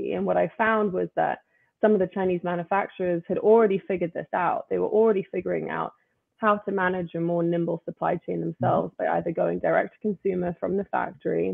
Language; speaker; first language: English; native; English